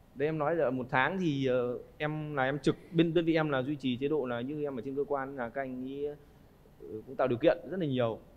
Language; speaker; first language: Vietnamese; native; Vietnamese